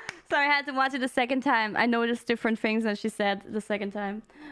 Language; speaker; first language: English; non-native, fluent; German